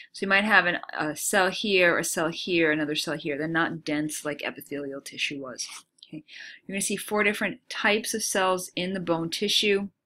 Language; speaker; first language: English; native; English